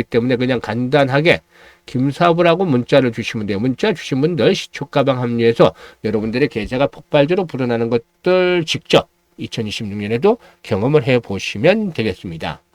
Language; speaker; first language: Korean; native; Korean